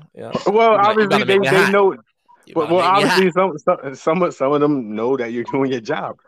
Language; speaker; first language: English; native; English